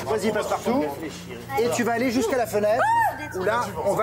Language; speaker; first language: French; native; French